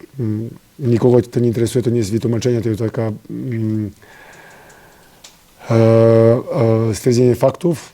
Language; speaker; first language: Polish; non-native, fluent; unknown